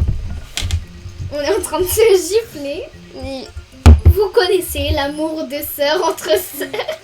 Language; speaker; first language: French; native; French